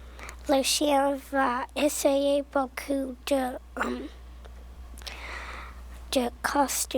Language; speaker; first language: French; non-native, local second language; English